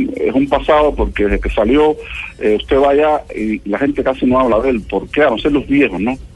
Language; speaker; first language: Spanish; native; Spanish